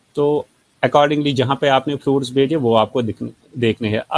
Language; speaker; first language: Hindi; native; Hindi